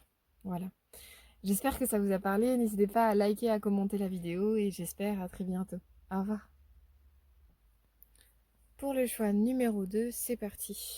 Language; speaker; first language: French; native; French